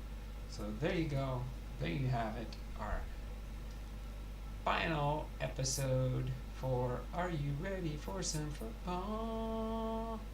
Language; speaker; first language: English; native; English